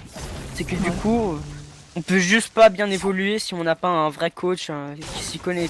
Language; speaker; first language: French; native; French